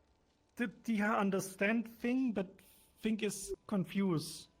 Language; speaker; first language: English; non-native, learner; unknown